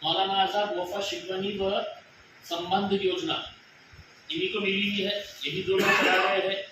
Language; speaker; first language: Hindi; non-native, local second language; Marathi